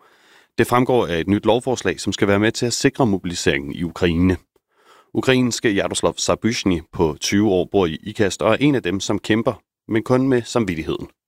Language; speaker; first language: Danish; native; Danish